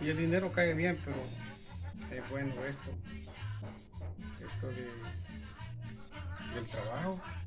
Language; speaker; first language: Spanish; native; Spanish